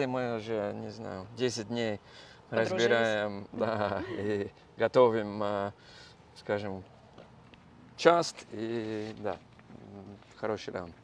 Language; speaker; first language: Russian; non-native, learner; English